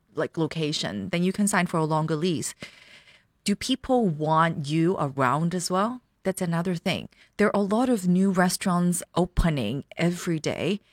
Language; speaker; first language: English; non-native, local second language; Cantonese